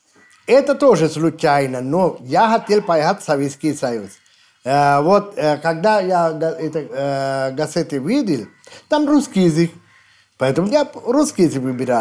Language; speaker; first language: Russian; non-native, fluent; Sinhala